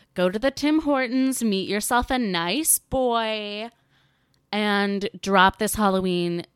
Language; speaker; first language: English; native; English